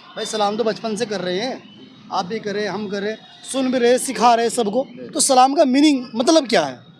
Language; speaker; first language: Hindi; native; Hindi